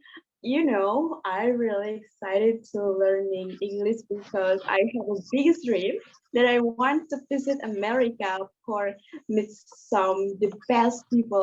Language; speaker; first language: English; non-native, learner; Indonesian